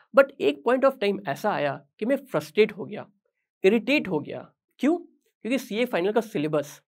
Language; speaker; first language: Hindi; native; Hindi